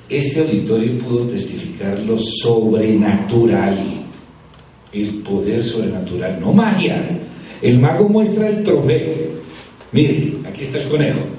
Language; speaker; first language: Spanish; native; Spanish